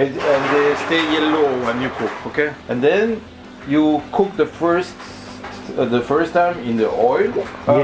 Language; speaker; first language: English; non-native, local second language; French